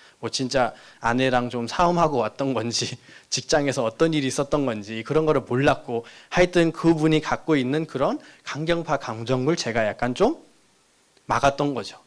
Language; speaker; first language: Korean; non-native, fluent; Nepali